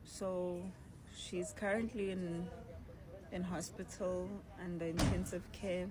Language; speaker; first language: English; non-native, local second language; Zulu